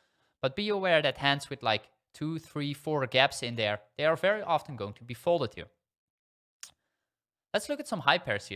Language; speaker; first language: English; non-native, fluent; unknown